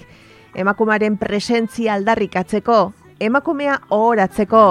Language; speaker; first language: Basque; native; Basque